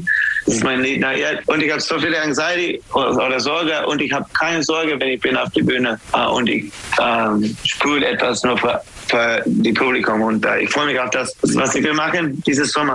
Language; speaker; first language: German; non-native, fluent; English